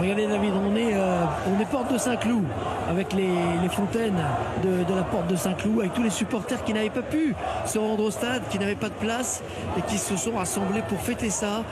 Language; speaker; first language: French; native; French